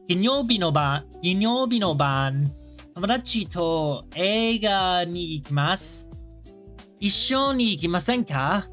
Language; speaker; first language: Japanese; non-native, learner; English